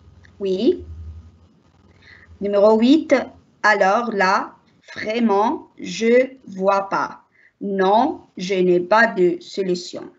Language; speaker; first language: French; non-native, learner; Arabic